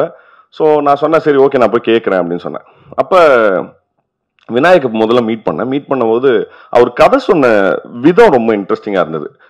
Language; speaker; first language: Tamil; native; Tamil